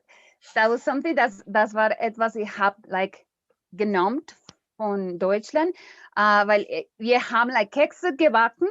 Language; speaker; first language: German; non-native, learner; Spanish